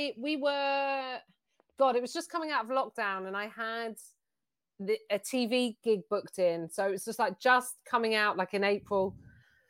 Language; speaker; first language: English; native; English